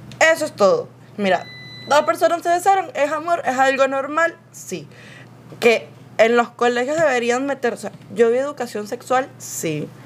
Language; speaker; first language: Spanish; native; Spanish